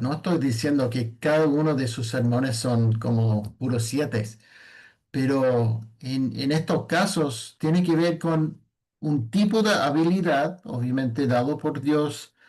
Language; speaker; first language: Spanish; non-native, fluent; English